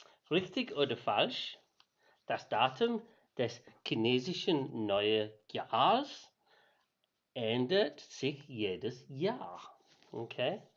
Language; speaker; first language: German; non-native, learner; English